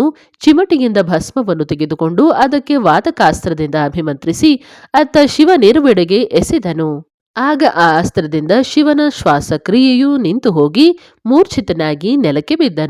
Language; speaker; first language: Kannada; native; Kannada